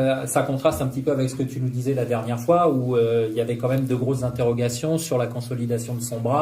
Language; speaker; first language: French; native; French